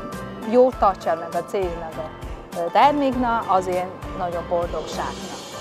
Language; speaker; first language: Hungarian; non-native, learner; Chinese